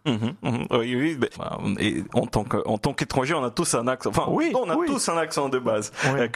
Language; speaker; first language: French; non-native, fluent; Portuguese